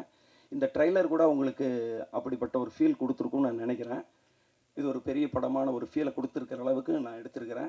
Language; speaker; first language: Tamil; native; Tamil